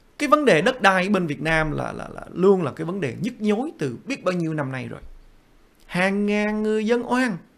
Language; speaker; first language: Vietnamese; early bilingual, other home language; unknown